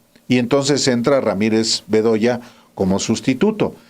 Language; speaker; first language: Spanish; native; Spanish